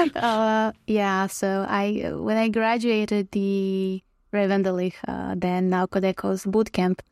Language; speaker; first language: English; non-native, fluent; Croatian